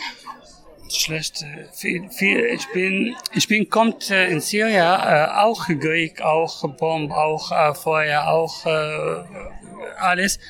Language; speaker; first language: German; non-native, learner; Arabic